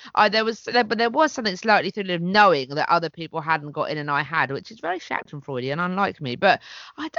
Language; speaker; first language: English; native; English